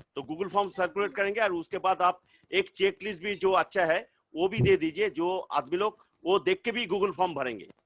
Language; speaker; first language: Hindi; non-native, local second language; Bangla